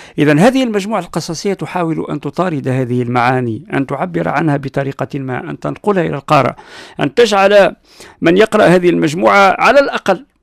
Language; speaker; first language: Arabic; non-native, local second language; Berber languages